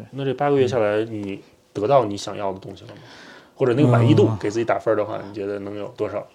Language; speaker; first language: Chinese; native; Chinese